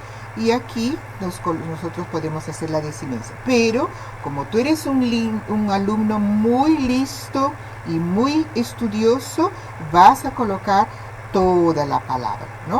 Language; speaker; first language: Spanish; non-native, fluent; Portuguese